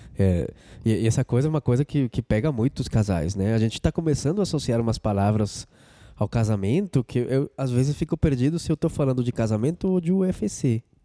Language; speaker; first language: Portuguese; non-native, fluent; Spanish